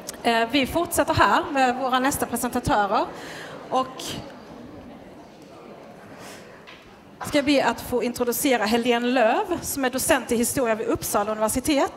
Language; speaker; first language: Swedish; native; Swedish